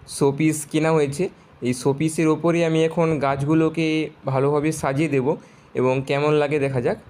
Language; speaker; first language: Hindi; non-native, local second language; Bangla